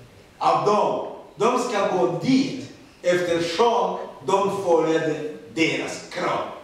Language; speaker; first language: Swedish; non-native, fluent; Rundi